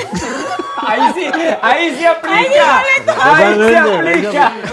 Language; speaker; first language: Spanish; native; Spanish